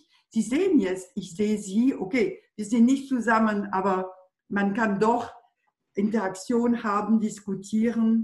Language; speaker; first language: German; non-native, fluent; French